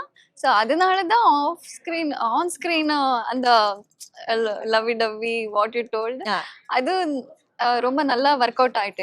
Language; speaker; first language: Tamil; non-native, learner; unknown